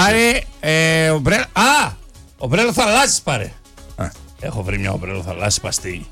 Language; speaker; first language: Greek; native; Greek